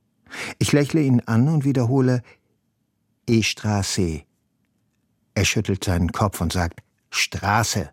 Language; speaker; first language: German; non-native, fluent; Persian